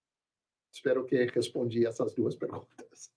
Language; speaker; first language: Portuguese; non-native, fluent; English